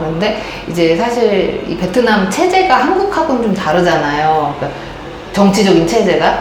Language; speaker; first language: Korean; native; Korean